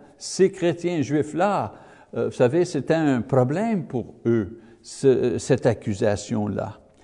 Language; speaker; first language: French; native; French